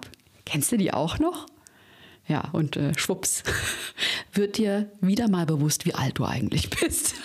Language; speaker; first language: German; native; German